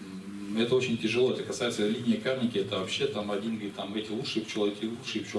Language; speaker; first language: Russian; native; Russian